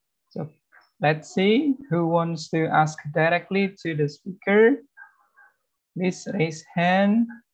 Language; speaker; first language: English; non-native, fluent; Indonesian